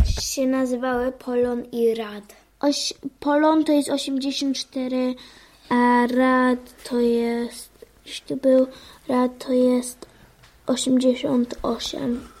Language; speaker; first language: Polish; early bilingual, heritage; Polish